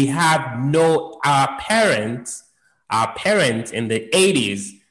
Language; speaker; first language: English; native; English